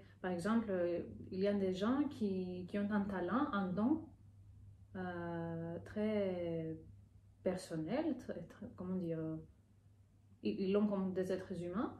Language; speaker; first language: French; non-native, fluent; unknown